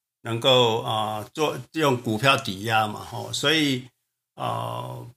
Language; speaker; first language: Chinese; native; Chinese